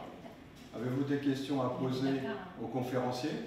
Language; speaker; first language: French; native; French